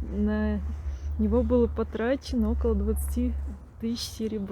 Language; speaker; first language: Russian; native; Russian